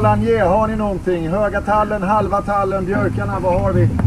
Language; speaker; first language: Swedish; native; Swedish